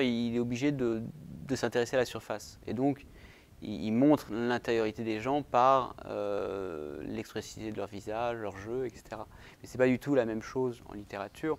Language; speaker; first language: French; native; French